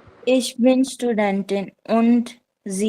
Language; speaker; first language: German; non-native, learner; Hindi